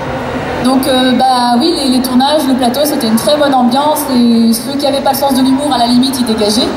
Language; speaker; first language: French; native; French